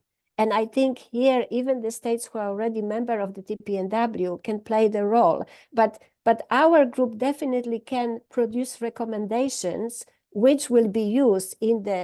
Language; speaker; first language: English; non-native, fluent; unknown